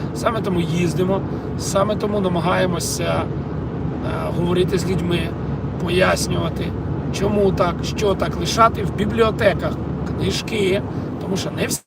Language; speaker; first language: Ukrainian; non-native, local second language; Russian